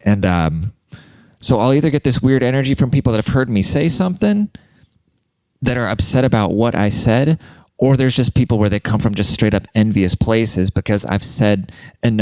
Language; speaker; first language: English; native; English